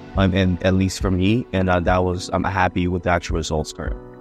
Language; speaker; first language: English; non-native, local second language; Yoruba